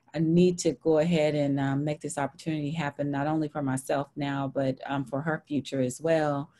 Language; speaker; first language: English; native; English